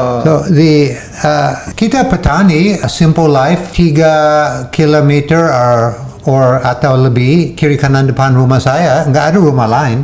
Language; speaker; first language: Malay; non-native, fluent; English